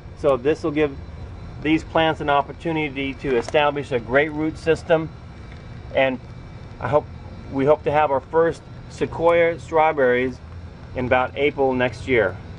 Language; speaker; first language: English; native; English